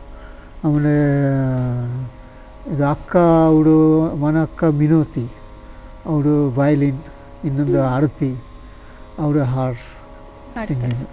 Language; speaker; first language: Kannada; non-native, learner; Bangla